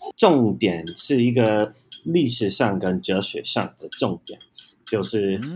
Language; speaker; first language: Chinese; non-native, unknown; English